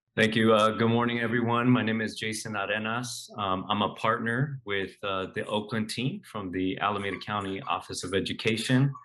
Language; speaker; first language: English; native; English